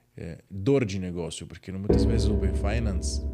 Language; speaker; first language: Portuguese; non-native, fluent; Italian